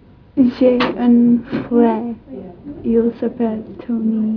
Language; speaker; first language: French; non-native, learner; English